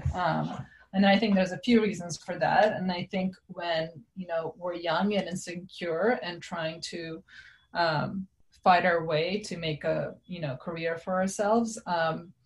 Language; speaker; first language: English; non-native, fluent; Serbian